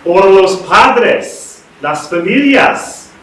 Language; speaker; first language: Spanish; non-native, learner; English